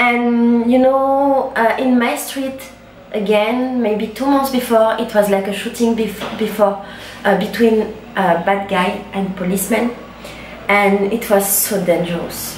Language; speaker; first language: English; non-native, learner; French